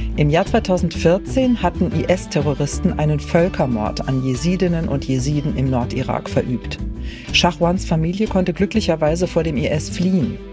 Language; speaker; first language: German; native; German